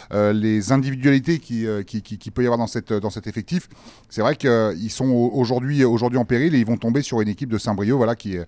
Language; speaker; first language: French; native; French